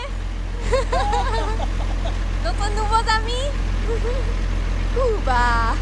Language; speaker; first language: French; non-native, learner; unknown